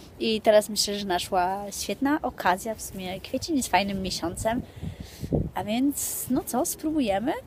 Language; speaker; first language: Polish; early bilingual, heritage; Polish